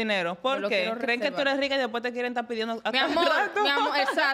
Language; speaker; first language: Spanish; native; Spanish